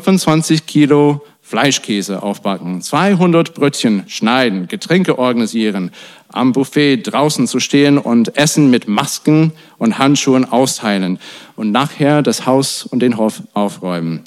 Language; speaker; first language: German; non-native, fluent; English